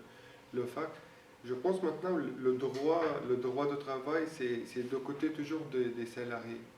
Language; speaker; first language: French; non-native, fluent; Arabic